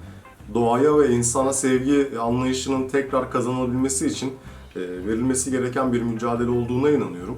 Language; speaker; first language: Turkish; native; Turkish